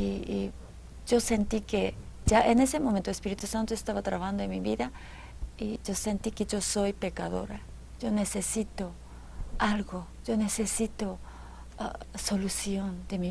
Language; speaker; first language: Spanish; non-native, fluent; Japanese